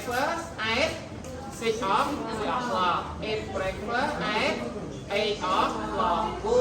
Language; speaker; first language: English; non-native, learner; Khmer